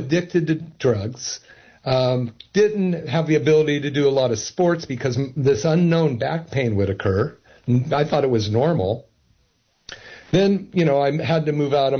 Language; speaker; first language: English; native; English